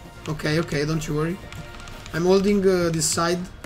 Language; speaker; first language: English; non-native, fluent; Italian